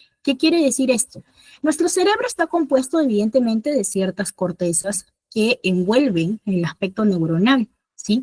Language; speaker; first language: Spanish; native; Spanish